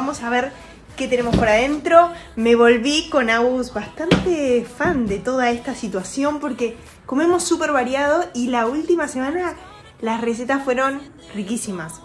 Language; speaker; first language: Spanish; native; Spanish